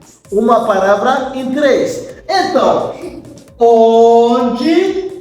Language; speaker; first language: Portuguese; non-native, local second language; Haitian Creole